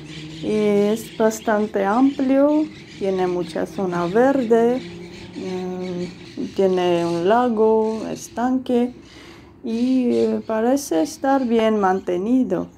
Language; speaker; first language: Spanish; non-native, fluent; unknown